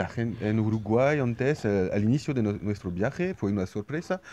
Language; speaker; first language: Spanish; non-native, learner; French